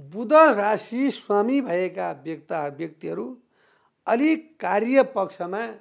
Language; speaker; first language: Nepali; native; Nepali